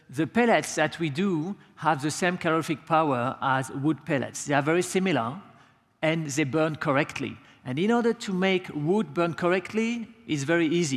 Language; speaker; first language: English; non-native, fluent; French